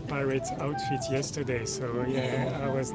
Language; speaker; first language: English; non-native, fluent; French